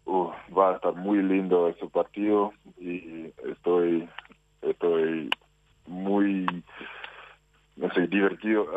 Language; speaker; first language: Spanish; non-native, fluent; English